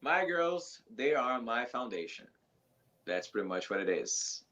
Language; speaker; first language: English; non-native, fluent; Portuguese